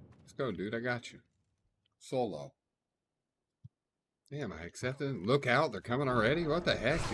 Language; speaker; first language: English; native; English